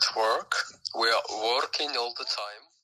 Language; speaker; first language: English; non-native, fluent; Ukrainian